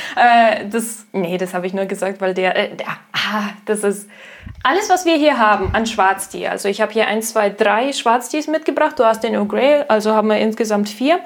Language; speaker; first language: German; non-native, fluent; Russian